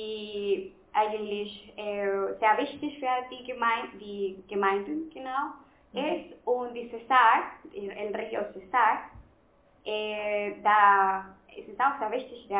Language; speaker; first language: German; non-native, fluent; Spanish